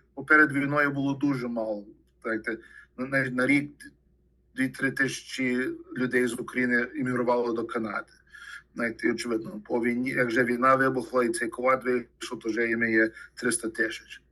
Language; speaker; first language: Ukrainian; early bilingual, heritage; Ukrainian